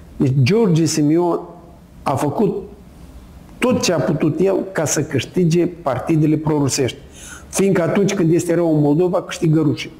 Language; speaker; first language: Romanian; native; Romanian